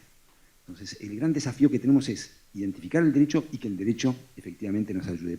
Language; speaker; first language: Spanish; native; Spanish